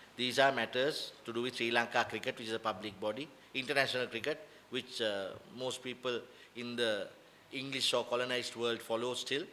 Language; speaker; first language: English; non-native, local second language; Sinhala